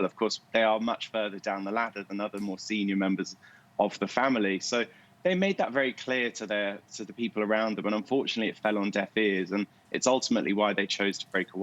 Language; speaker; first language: English; native; English